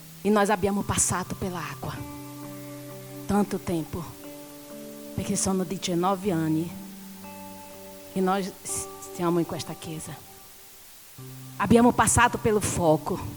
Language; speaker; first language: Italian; non-native, learner; Portuguese